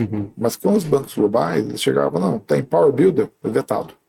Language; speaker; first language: Portuguese; native; Portuguese